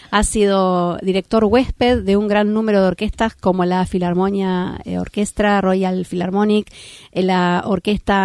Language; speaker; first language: Spanish; native; Spanish